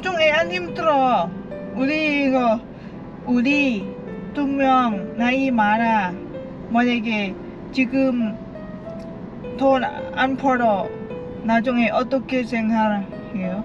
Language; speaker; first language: Korean; non-native, learner; Lao